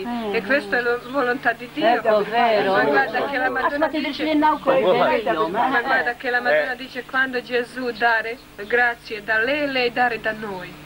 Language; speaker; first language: Italian; non-native, learner; Croatian